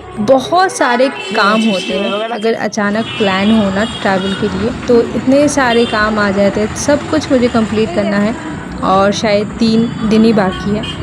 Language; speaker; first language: Hindi; non-native, local second language; Bangla